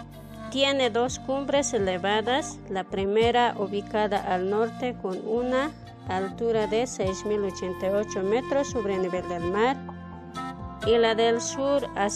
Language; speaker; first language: Spanish; native; Spanish